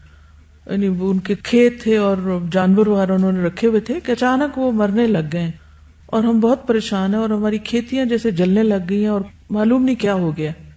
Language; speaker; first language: Urdu; native; Urdu